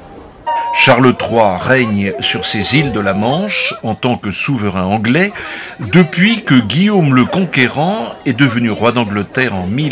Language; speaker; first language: French; native; French